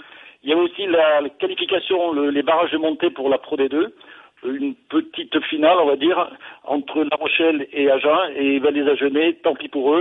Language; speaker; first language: French; native; French